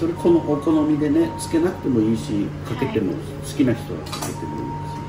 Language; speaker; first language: Japanese; native; Japanese